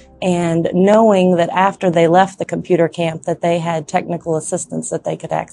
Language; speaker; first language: English; native; English